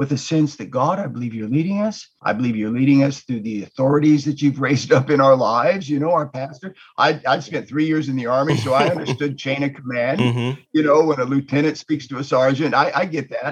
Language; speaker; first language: English; native; English